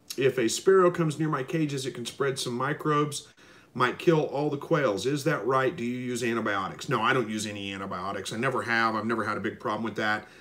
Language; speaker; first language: English; native; English